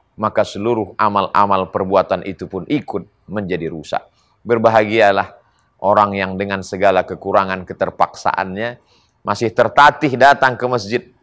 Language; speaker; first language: Malay; native; Malay